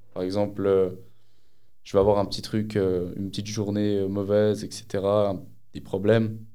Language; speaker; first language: French; native; French